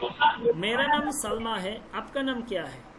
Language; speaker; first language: Hindi; non-native, fluent; Bangla